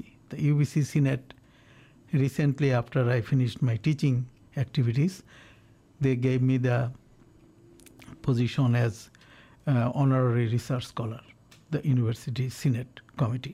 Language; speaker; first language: English; non-native, local second language; Bangla